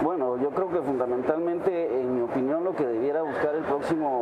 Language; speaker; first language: Spanish; native; Spanish